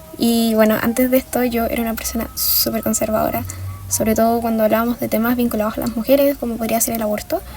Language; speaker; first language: Spanish; native; Spanish